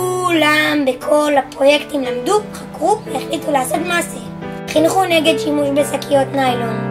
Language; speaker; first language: Hebrew; native; Hebrew